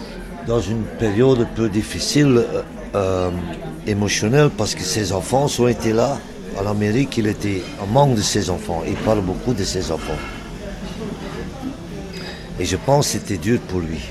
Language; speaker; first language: French; non-native, local second language; Dutch